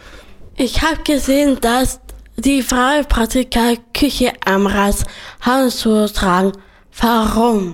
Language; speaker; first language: German; non-native, learner; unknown